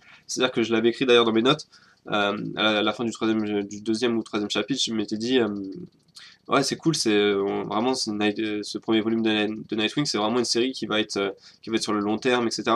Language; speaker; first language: French; native; French